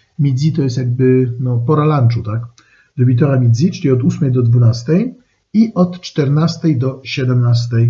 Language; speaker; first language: Polish; non-native, fluent; French